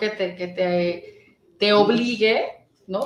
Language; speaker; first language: Spanish; native; Spanish